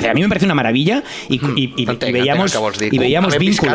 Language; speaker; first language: Spanish; non-native, local second language; Catalan